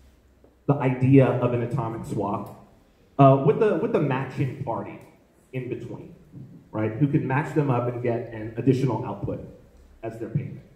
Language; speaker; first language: English; native; English